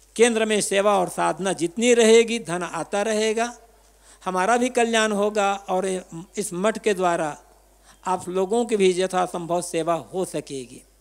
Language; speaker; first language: Hindi; native; Hindi